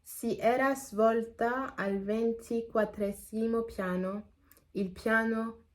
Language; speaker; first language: Italian; non-native, learner; English